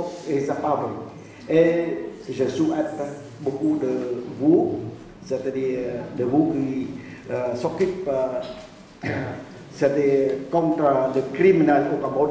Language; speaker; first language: French; non-native, learner; Khmer